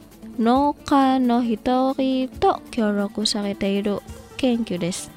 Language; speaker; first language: Japanese; non-native, fluent; Indonesian